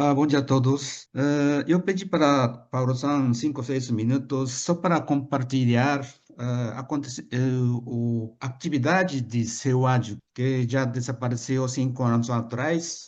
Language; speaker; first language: Portuguese; non-native, fluent; Japanese